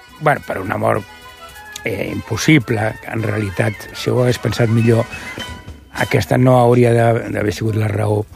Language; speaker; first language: Catalan; non-native, local second language; Spanish